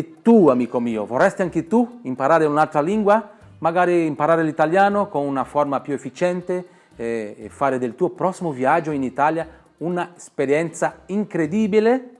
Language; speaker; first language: Italian; non-native, fluent; Portuguese